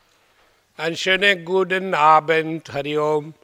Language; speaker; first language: German; non-native, learner; Hindi